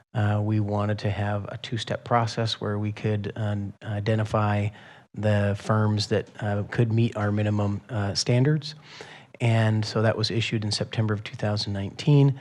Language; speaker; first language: English; native; English